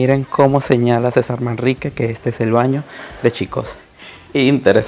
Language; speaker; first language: Spanish; native; Spanish